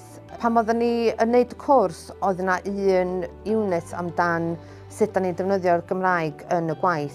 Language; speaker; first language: Welsh; native; Welsh